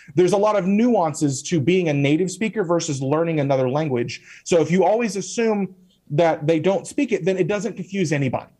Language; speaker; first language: English; native; English